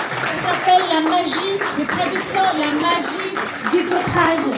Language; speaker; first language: French; non-native, fluent; Kazakh